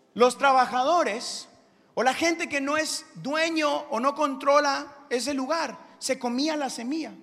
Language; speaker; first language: Spanish; early bilingual, heritage; Spanish